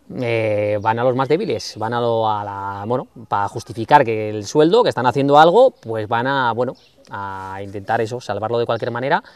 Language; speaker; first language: Spanish; native; Spanish